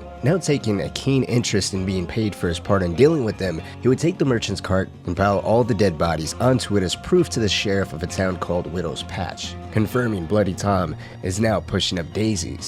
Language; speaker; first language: English; native; English